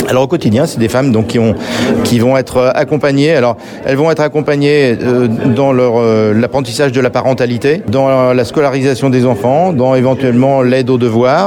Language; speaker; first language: French; native; French